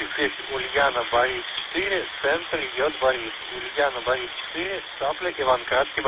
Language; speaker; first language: Russian; native; Russian